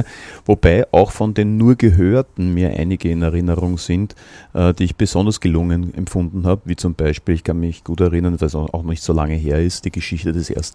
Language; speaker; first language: German; native; German